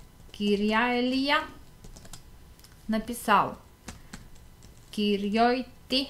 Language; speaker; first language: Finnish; non-native, fluent; Russian